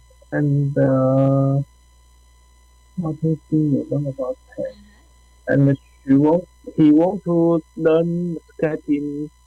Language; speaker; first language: English; non-native, learner; Chinese